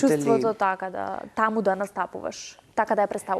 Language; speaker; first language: Macedonian; native; Macedonian